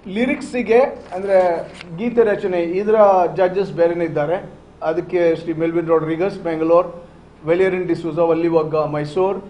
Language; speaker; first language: Kannada; non-native, local second language; Konkani